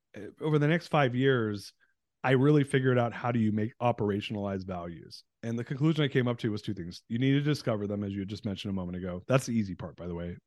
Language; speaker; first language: English; native; English